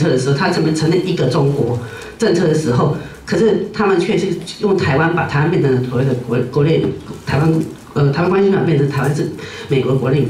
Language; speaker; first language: Chinese; non-native, local second language; Min Nan Chinese